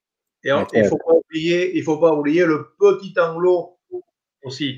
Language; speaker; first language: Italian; non-native, learner; French